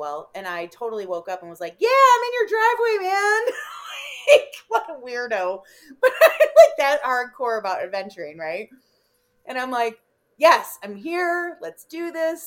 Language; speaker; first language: English; native; English